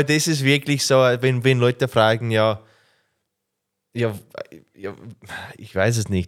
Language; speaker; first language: German; non-native, learner; English